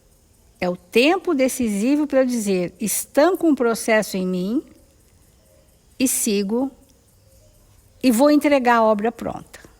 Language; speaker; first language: Portuguese; native; Portuguese